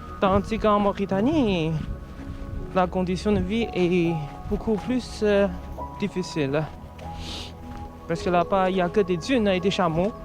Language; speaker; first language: French; non-native, fluent; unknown